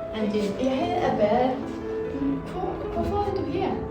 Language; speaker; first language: Danish; non-native, learner; Icelandic